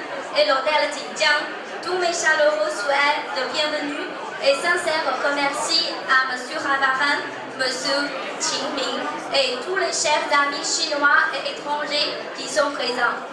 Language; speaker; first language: French; non-native, learner; Chinese